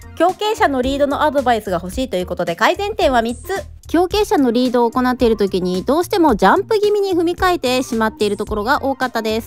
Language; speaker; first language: Japanese; native; Japanese